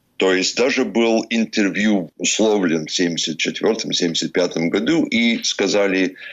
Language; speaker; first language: Russian; early bilingual, heritage; Russian